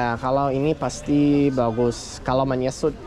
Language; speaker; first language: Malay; non-native, learner; English